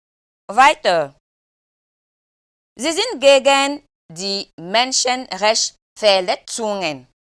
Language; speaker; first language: German; non-native, learner; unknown